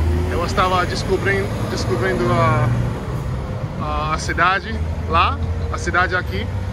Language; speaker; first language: Portuguese; non-native, learner; English